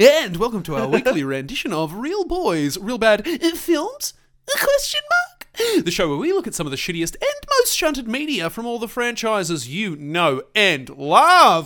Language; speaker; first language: English; native; English